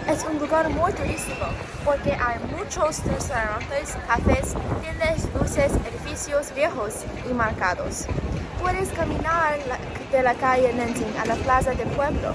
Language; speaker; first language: Spanish; non-native, learner; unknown